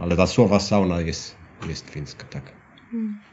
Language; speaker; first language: Polish; non-native, learner; Finnish